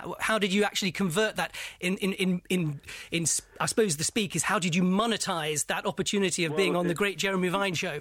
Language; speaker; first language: English; native; English